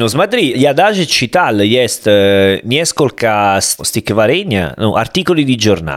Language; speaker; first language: Russian; non-native, learner; Italian